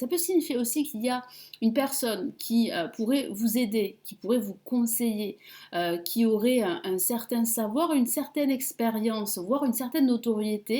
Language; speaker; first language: French; native; French